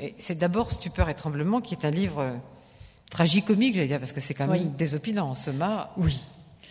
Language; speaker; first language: French; native; French